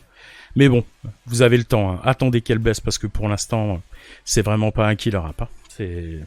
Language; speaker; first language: French; native; French